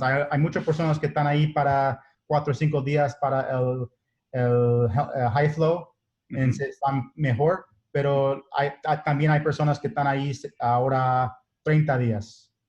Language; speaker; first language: Spanish; non-native, learner; English